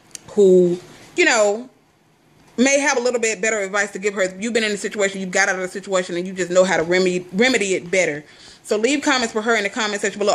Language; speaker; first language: English; native; English